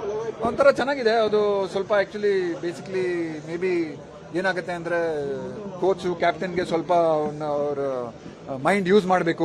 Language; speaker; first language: Kannada; non-native, local second language; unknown